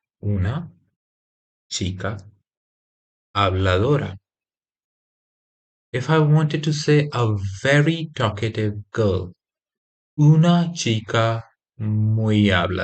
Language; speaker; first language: Spanish; non-native, fluent; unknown